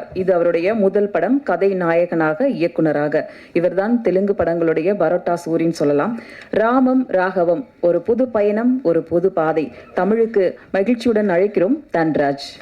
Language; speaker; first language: Tamil; native; Tamil